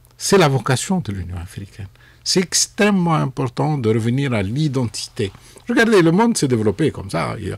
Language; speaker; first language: French; non-native, local second language; Arabic